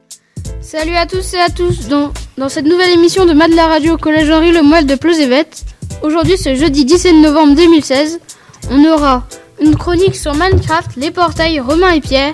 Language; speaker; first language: French; native; French